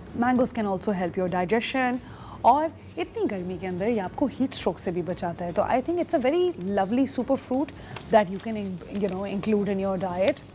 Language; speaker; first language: Urdu; native; Urdu